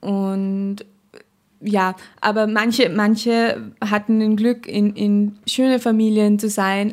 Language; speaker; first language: German; non-native, fluent; Nepali